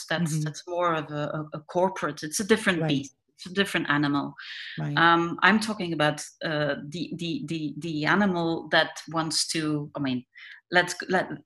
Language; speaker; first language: English; non-native, fluent; Dutch